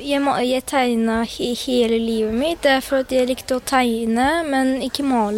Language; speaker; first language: Norwegian; early bilingual, other home language; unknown